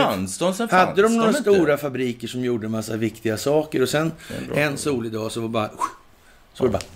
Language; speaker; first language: Swedish; native; Swedish